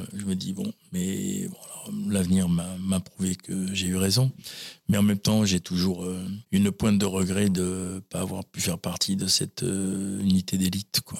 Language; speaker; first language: French; native; French